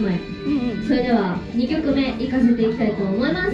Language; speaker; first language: Japanese; native; Japanese